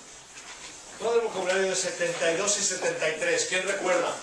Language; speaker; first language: Spanish; non-native, fluent; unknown